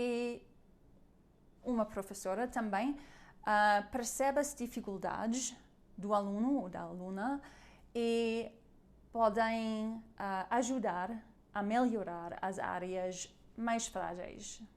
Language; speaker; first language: Portuguese; non-native, learner; German